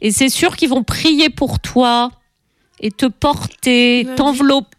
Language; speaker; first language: French; native; French